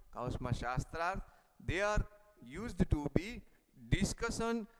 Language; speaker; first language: English; non-native, local second language; Gujarati